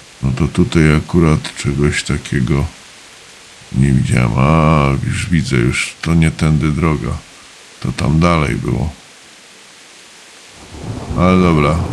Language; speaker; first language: Polish; native; Polish